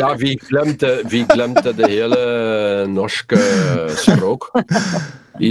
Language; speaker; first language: Norwegian; non-native, learner; Polish